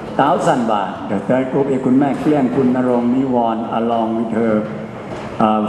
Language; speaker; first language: English; non-native, learner; Thai